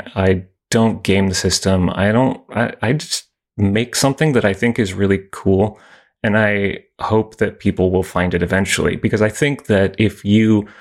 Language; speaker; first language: English; native; English